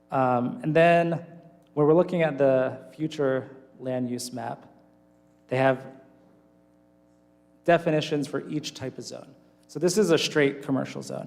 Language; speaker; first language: English; native; English